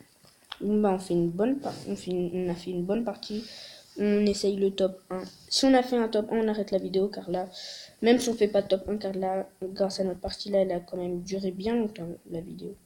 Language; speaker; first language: French; native; French